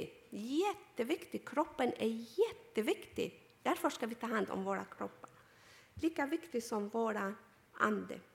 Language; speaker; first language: Swedish; non-native, fluent; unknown